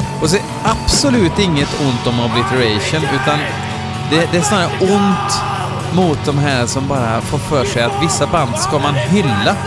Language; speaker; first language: Swedish; native; Swedish